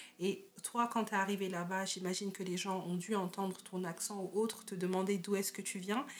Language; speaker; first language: French; native; French